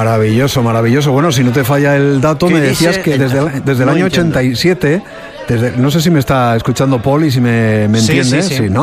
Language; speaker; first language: Spanish; native; Spanish